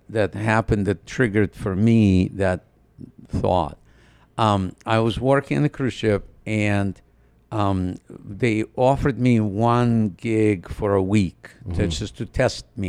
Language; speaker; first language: English; non-native, fluent; Ukrainian